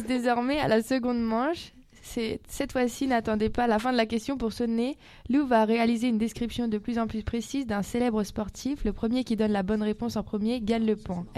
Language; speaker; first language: French; native; French